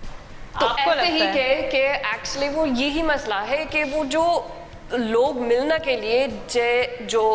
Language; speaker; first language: Hindi; non-native, learner; English